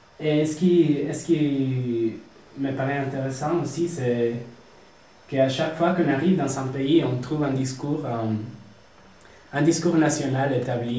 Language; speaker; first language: French; non-native, fluent; Spanish